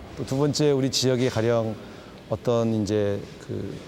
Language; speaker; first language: Korean; native; Korean